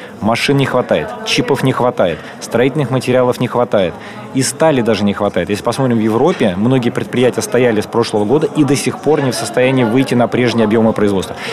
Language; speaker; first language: Russian; native; Russian